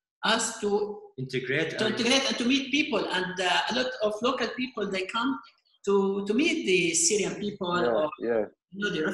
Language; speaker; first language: English; non-native, fluent; Arabic